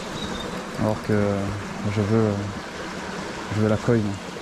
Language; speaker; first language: French; native; French